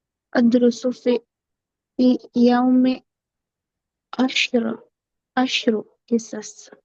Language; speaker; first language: Arabic; non-native, learner; Urdu